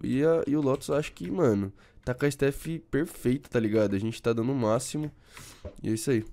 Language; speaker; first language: Portuguese; native; Portuguese